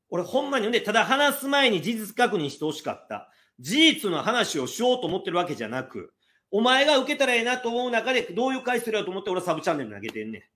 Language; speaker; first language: Japanese; native; Japanese